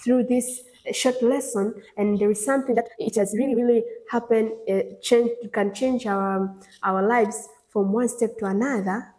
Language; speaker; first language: English; non-native, local second language; Swahili